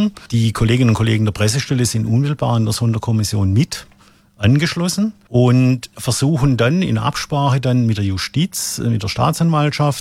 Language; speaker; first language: German; native; German